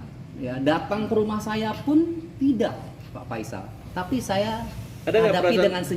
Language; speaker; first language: Indonesian; native; Indonesian